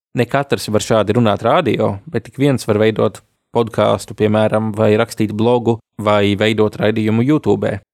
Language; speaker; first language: Latvian; native; Latvian